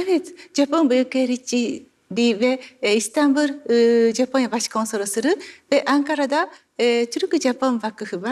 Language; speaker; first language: Turkish; non-native, learner; Japanese